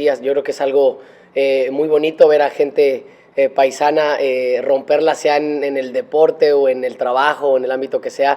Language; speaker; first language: Spanish; native; Spanish